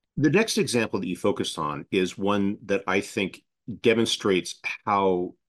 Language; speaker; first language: English; native; English